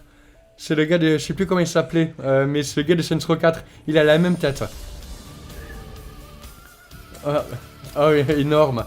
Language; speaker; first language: French; native; French